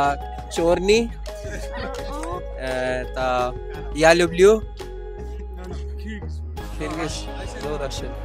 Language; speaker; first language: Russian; non-native, learner; Hindi